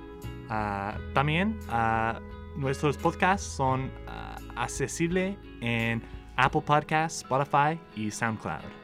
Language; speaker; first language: Spanish; non-native, learner; English